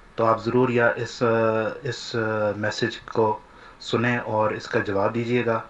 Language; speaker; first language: Urdu; early bilingual, heritage; Urdu